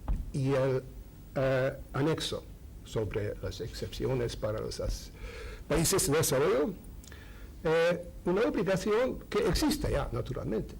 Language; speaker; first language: Spanish; non-native, fluent; Hungarian